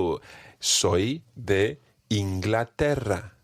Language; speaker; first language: Spanish; non-native, fluent; English